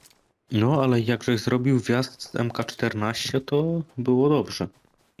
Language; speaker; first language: Polish; native; Polish